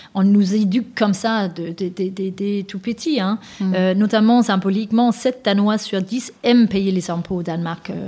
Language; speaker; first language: French; non-native, fluent; Danish